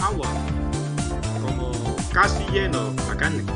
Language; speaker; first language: Spanish; non-native, learner; Chinese